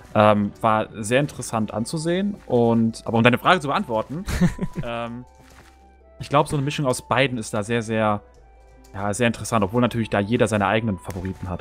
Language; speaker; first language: German; native; German